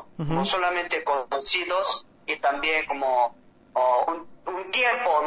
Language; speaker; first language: Spanish; non-native, learner; Korean